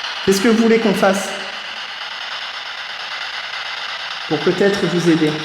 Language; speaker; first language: French; native; French